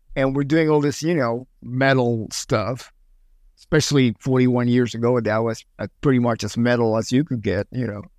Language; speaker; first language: English; early bilingual, other home language; Spanish